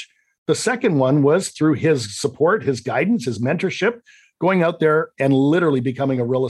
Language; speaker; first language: English; native; English